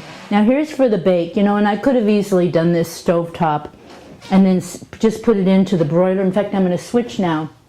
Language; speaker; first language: English; native; English